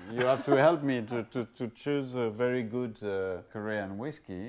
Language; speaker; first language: English; non-native, fluent; French